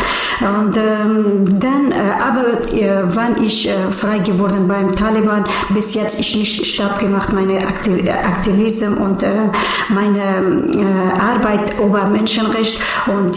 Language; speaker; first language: German; non-native, learner; Persian